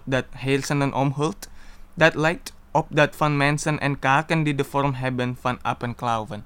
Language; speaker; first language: Dutch; non-native, fluent; Indonesian